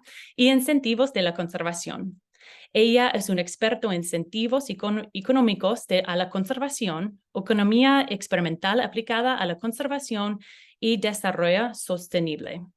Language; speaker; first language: Spanish; non-native, learner; English